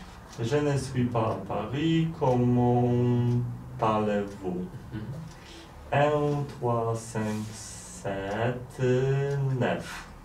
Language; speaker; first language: French; non-native, learner; Polish